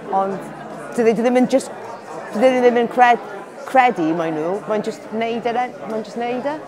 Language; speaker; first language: Welsh; non-native, learner; English